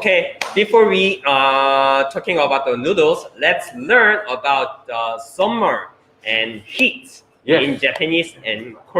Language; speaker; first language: English; non-native, learner; Korean